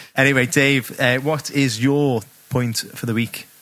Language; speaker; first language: English; native; English